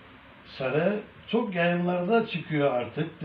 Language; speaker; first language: Turkish; native; Turkish